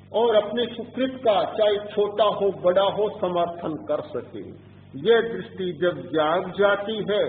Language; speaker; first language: Hindi; native; Hindi